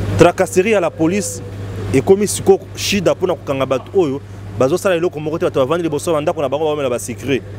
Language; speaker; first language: Lingala; native; Lingala